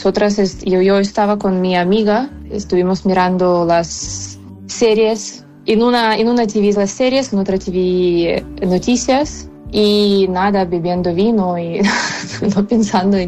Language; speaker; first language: Spanish; non-native, fluent; Ukrainian